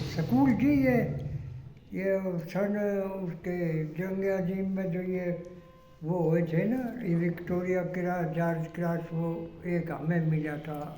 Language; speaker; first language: Urdu; non-native, local second language; Haryanvi